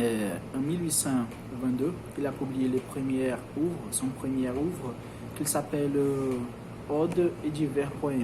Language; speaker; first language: French; non-native, learner; Portuguese